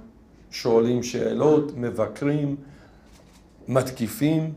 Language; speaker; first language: Hebrew; non-native, fluent; English